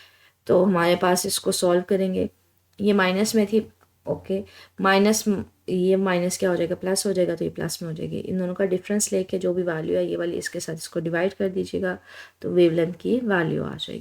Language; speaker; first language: Hindi; non-native, local second language; Punjabi